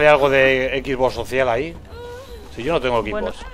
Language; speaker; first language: Spanish; native; Spanish